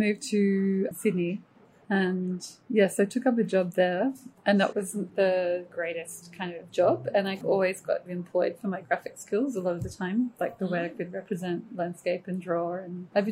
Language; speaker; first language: English; native; English